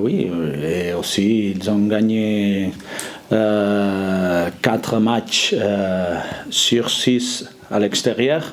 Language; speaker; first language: French; non-native, fluent; Spanish